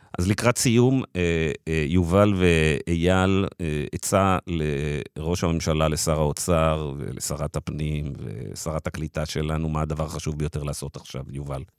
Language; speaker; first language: Hebrew; native; Hebrew